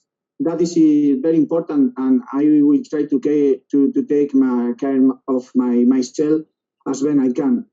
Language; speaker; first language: English; non-native, learner; Spanish